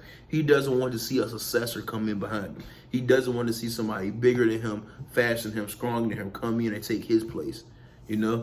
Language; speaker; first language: English; native; English